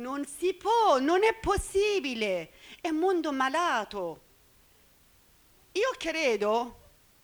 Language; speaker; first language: Italian; non-native, learner; Persian